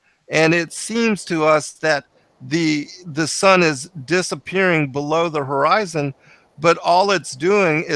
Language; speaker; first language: English; native; English